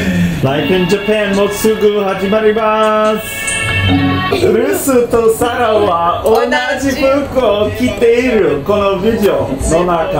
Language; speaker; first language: Japanese; non-native, learner; English